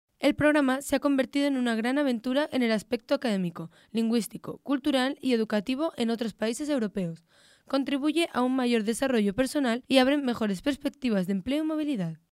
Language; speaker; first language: Spanish; native; Spanish